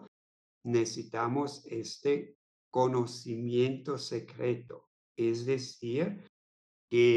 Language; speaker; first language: Spanish; non-native, fluent; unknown